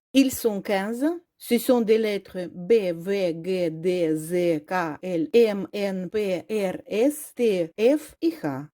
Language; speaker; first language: French; non-native, fluent; Russian